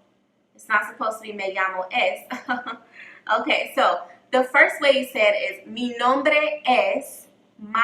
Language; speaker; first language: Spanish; non-native, fluent; English